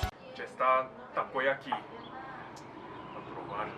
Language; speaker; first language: Spanish; non-native, learner; Japanese